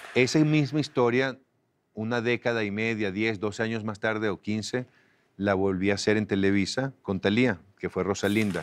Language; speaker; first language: Spanish; native; Spanish